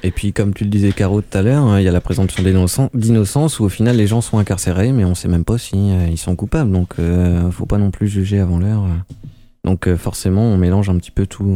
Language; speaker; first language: French; native; French